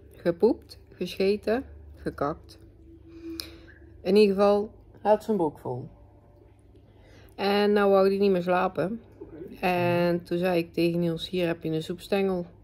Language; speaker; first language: Dutch; native; Dutch